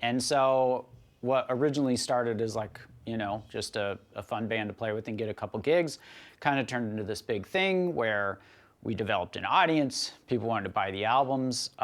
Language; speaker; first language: English; native; English